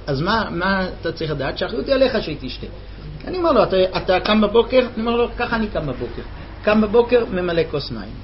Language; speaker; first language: Hebrew; non-native, fluent; English